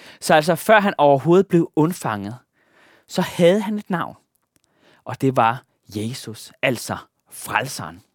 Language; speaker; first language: Danish; native; Danish